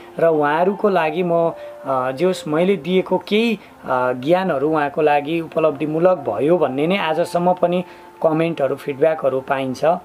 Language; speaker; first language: Nepali; native; Nepali